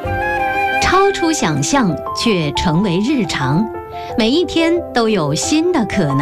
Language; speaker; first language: Chinese; native; Chinese